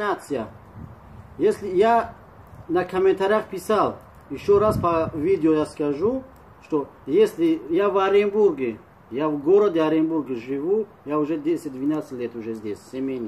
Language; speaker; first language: Russian; non-native, learner; Tajik